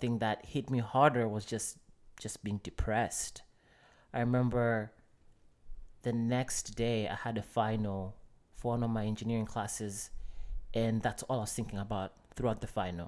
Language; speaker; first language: English; non-native, local second language; Nyanja